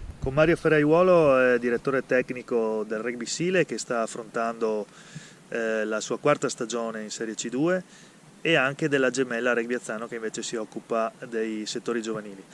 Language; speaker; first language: Italian; native; Italian